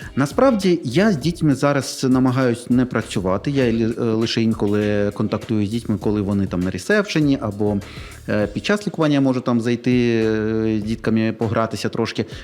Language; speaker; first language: Ukrainian; native; Ukrainian